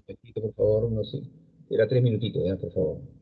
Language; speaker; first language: Spanish; native; Spanish